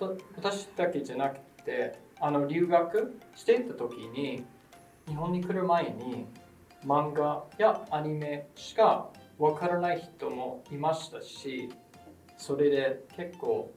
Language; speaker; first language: Japanese; non-native, fluent; English